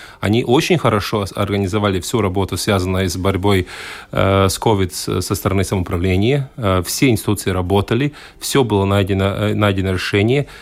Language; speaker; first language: Russian; non-native, local second language; Latvian